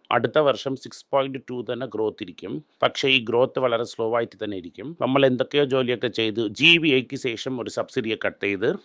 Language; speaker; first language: Malayalam; native; Malayalam